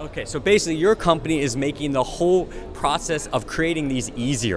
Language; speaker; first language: English; native; English